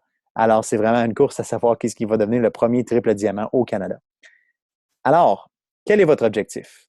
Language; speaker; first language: French; native; French